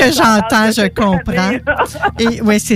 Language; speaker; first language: French; native; French